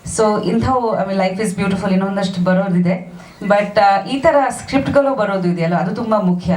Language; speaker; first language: Kannada; non-native, fluent; Bangla